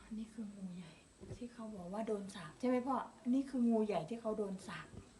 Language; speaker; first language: Thai; native; Thai